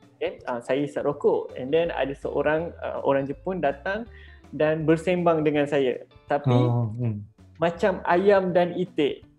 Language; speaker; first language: Malay; native; Malay